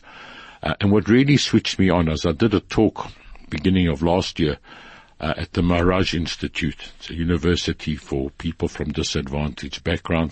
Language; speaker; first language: English; native; English